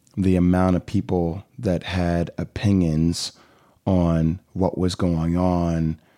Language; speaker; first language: English; native; English